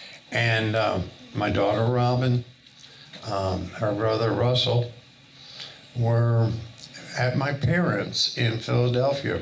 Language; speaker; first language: English; native; English